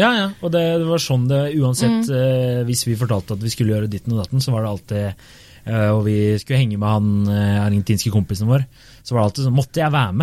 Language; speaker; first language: Norwegian; native; Norwegian